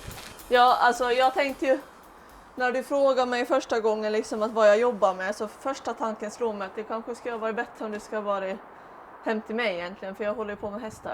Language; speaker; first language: Swedish; native; Swedish